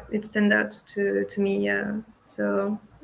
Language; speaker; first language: English; non-native, fluent; French